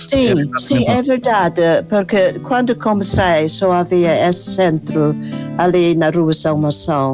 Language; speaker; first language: Portuguese; non-native, fluent; English